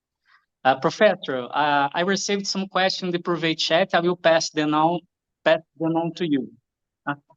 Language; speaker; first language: English; non-native, learner; Portuguese